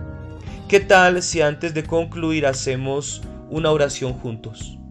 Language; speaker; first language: Spanish; native; Spanish